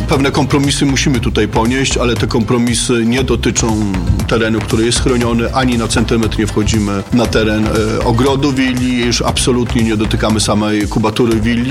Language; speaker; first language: Polish; native; Polish